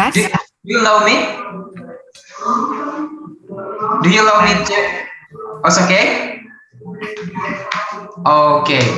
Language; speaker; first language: English; non-native, learner; Indonesian